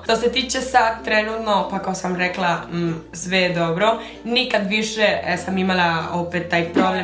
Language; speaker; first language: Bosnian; early bilingual, heritage; Spanish